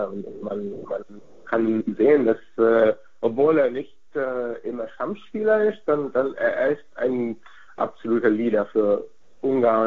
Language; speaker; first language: German; non-native, fluent; Hungarian